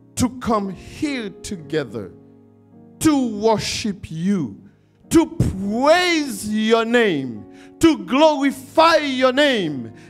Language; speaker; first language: English; non-native, fluent; Haitian Creole